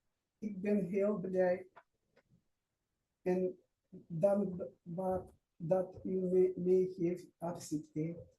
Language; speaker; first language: Dutch; non-native, learner; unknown